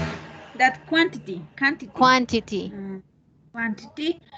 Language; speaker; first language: English; non-native, learner; Spanish